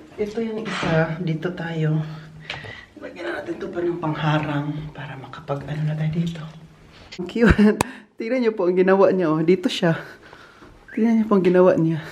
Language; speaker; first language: Filipino; non-native, local second language; Cebuano